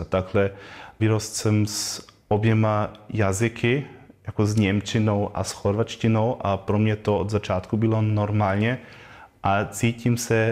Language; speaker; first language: Czech; non-native, learner; German